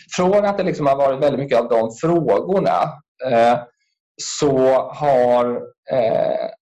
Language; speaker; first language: Swedish; native; Swedish